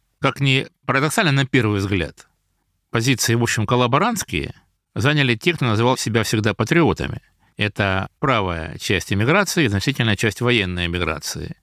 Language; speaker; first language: Russian; native; Russian